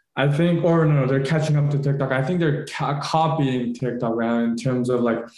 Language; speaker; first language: English; early bilingual, other home language; Korean